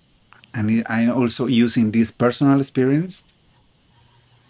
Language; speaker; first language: English; non-native, fluent; Spanish